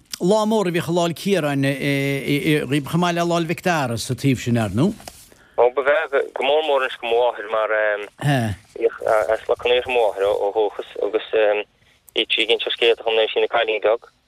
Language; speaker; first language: Irish; native; Irish